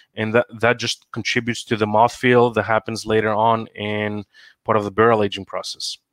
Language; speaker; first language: English; non-native, fluent; Greek